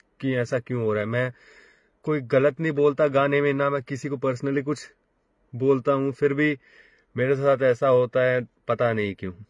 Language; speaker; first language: Hindi; native; Hindi